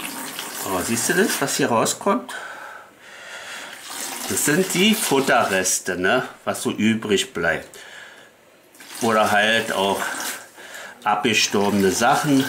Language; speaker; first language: German; native; German